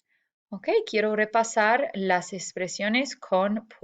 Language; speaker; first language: Spanish; non-native, fluent; English